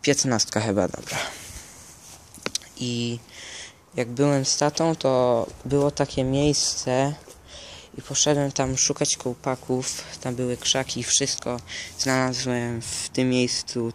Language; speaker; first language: Polish; early bilingual, heritage; Polish